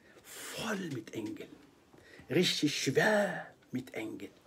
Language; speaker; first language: German; non-native, fluent; Arabic